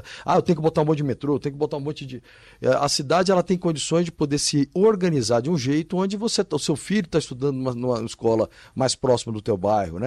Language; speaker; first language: Portuguese; native; Portuguese